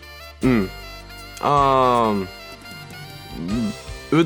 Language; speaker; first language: Japanese; non-native, learner; Swedish